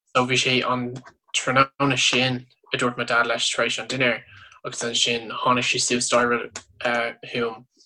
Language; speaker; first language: Irish; non-native, local second language; English